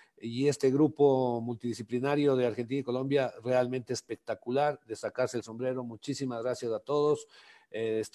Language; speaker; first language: Spanish; native; Spanish